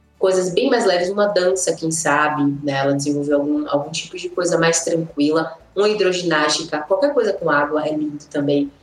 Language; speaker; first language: Portuguese; native; Portuguese